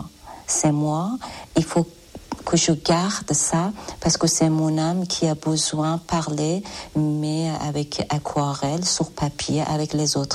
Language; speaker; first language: French; non-native, fluent; Persian